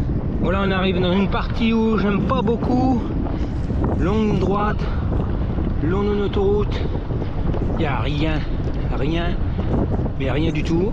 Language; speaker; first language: French; native; French